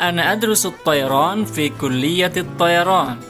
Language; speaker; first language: Arabic; non-native, fluent; Indonesian